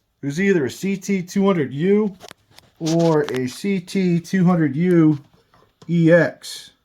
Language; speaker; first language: English; native; English